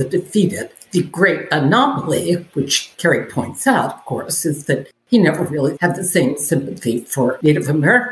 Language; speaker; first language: English; native; English